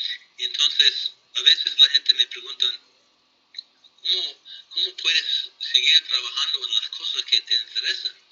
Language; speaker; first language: Spanish; non-native, fluent; English